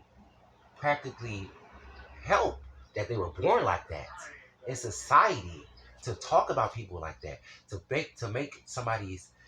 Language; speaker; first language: English; native; English